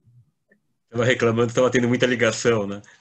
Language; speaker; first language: Portuguese; native; Portuguese